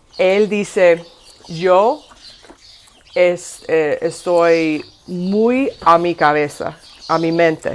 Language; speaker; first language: Spanish; non-native, learner; English